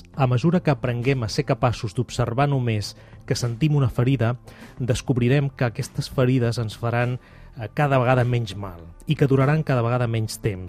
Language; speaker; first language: Catalan; native; Catalan